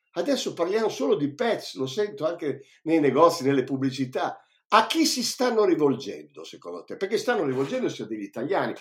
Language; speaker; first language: Italian; native; Italian